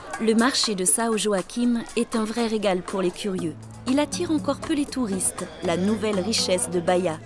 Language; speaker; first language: French; native; French